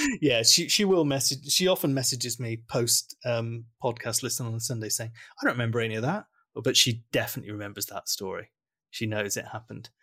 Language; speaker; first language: English; early bilingual, other home language; German